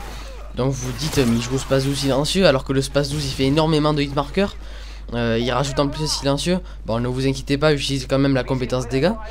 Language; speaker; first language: French; native; French